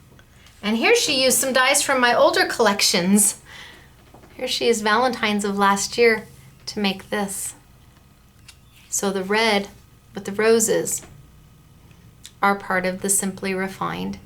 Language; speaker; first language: English; native; English